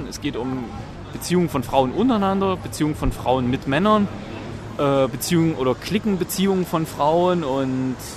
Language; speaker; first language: German; native; German